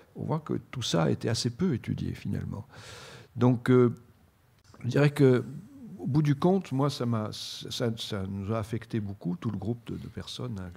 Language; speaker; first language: French; native; French